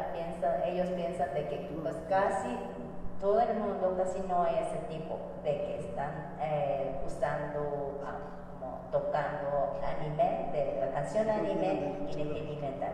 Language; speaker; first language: Spanish; non-native, fluent; Japanese